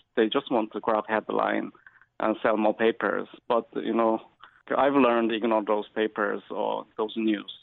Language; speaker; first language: English; non-native, fluent; Chinese